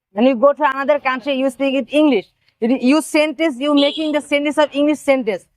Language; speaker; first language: English; non-native, learner; Bangla